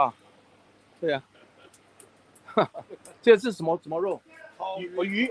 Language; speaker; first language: Chinese; early bilingual, heritage; Chinese